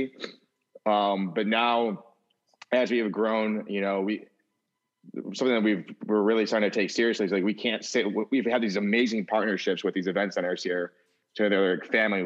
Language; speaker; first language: English; native; English